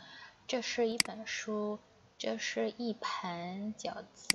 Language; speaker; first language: Chinese; non-native, fluent; Indonesian